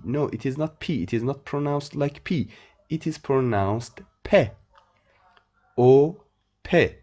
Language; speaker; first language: English; non-native, fluent; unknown